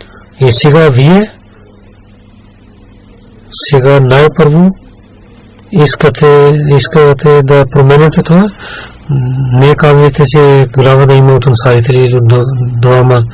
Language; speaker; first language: Bulgarian; non-native, learner; Urdu